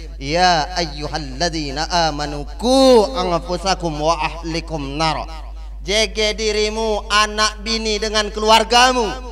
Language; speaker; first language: Malay; native; Malay